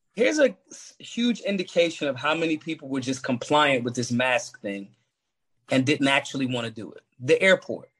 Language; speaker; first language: English; native; English